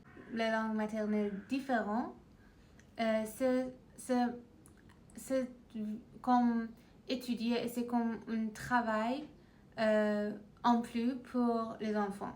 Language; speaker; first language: French; non-native, learner; Persian